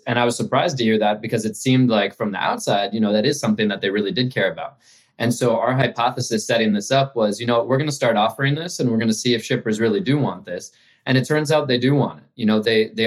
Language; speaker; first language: English; native; English